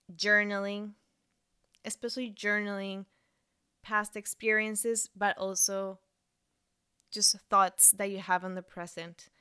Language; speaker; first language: English; non-native, fluent; Spanish